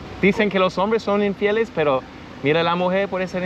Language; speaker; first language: Spanish; non-native, learner; English